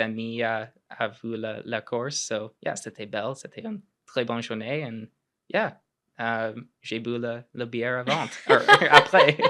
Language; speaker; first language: French; non-native, local second language; English